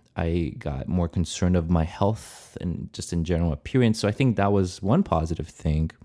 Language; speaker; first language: English; non-native, fluent; Portuguese